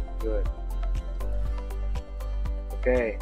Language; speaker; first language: English; non-native, fluent; Indonesian